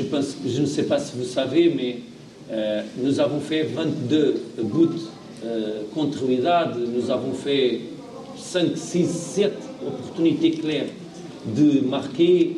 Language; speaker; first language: French; non-native, learner; Portuguese